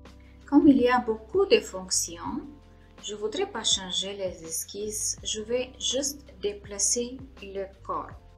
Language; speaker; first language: French; non-native, fluent; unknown